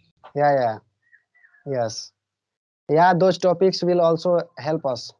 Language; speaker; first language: English; non-native, learner; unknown